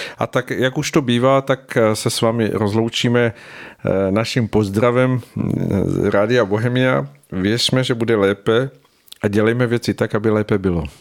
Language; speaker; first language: Czech; native; Czech